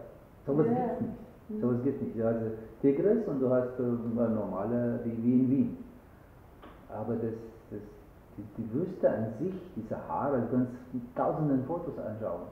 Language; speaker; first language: German; non-native, learner; Arabic